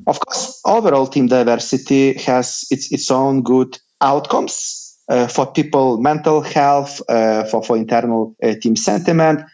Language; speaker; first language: English; non-native, fluent; Lithuanian